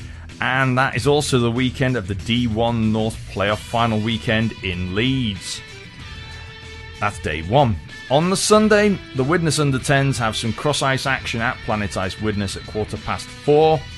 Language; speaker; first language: English; native; English